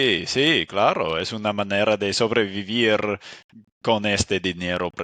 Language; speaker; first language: Spanish; non-native, fluent; English